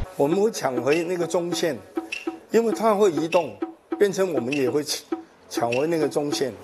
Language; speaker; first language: Chinese; non-native, local second language; Cantonese